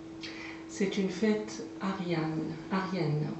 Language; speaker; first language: French; non-native, fluent; Persian